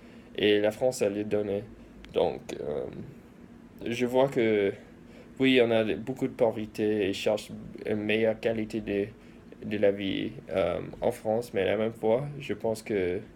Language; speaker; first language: French; early bilingual, heritage; English